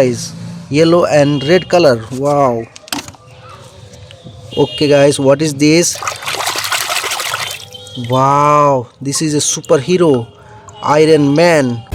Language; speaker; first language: English; non-native, learner; Indonesian